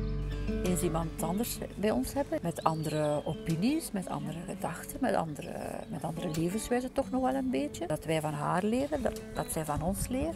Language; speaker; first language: Dutch; native; Dutch